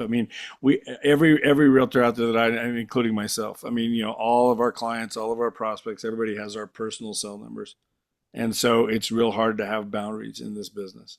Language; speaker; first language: English; native; English